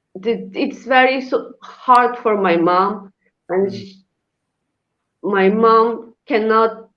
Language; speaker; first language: English; non-native, learner; Uyghur